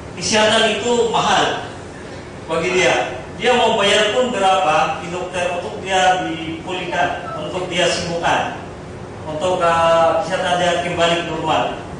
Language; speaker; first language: Indonesian; non-native, fluent; Filipino